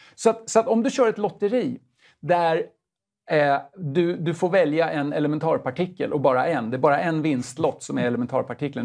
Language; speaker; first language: Swedish; native; Swedish